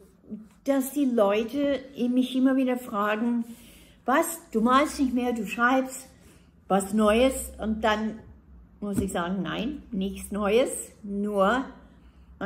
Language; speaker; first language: German; non-native, fluent; English